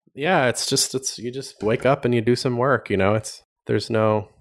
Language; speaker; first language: English; native; English